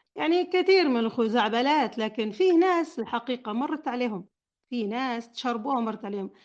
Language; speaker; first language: Arabic; native; Arabic